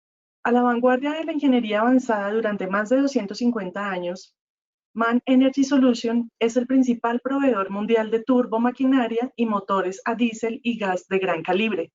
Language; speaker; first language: Spanish; native; Spanish